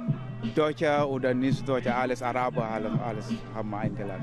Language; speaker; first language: German; non-native, learner; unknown